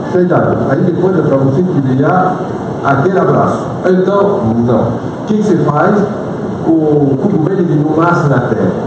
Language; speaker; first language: Portuguese; non-native, fluent; French